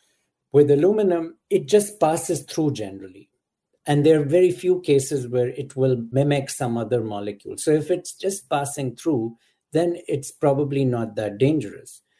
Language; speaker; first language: English; non-native, local second language; Urdu